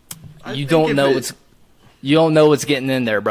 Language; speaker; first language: English; native; English